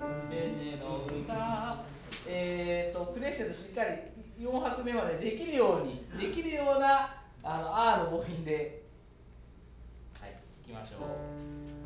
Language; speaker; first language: Japanese; native; Japanese